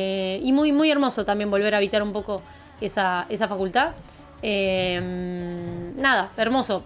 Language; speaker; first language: Spanish; native; Spanish